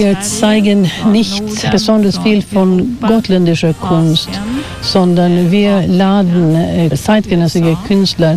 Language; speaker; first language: German; non-native, fluent; Swedish